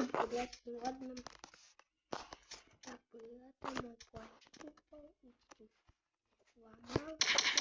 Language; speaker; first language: Russian; non-native, local second language; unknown